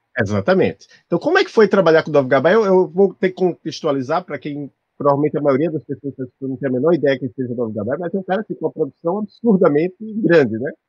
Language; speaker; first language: Portuguese; native; Portuguese